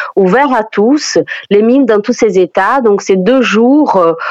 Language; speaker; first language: French; non-native, fluent; Portuguese